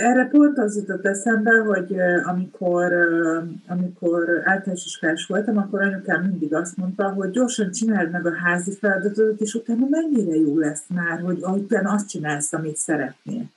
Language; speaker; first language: Hungarian; native; Hungarian